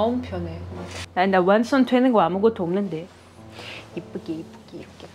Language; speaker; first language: Korean; non-native, learner; Russian